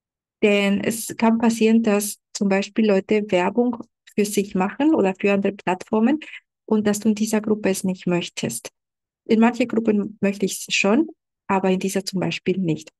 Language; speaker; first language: German; non-native, fluent; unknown